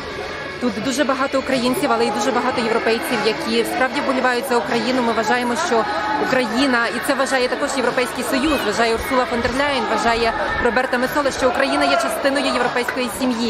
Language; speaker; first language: Ukrainian; native; Ukrainian